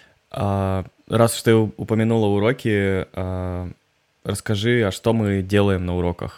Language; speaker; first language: Russian; native; Russian